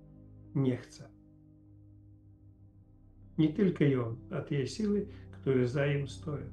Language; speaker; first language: Polish; non-native, learner; Ukrainian